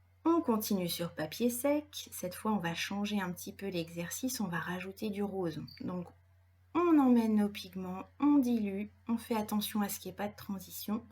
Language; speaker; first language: French; native; French